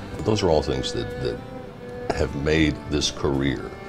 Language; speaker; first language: English; native; English